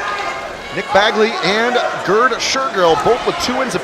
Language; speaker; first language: English; native; English